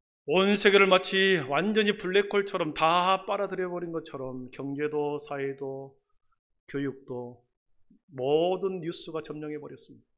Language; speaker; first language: Korean; native; Korean